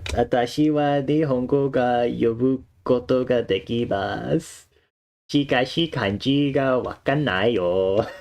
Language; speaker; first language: Japanese; non-native, learner; English